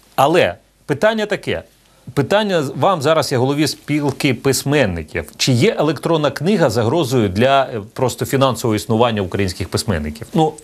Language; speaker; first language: Ukrainian; non-native, local second language; Russian